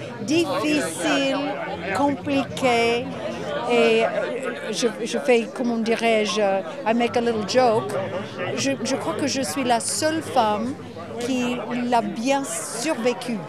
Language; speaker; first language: French; non-native, fluent; English